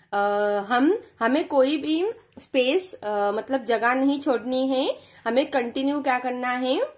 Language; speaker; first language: Hindi; non-native, local second language; Marathi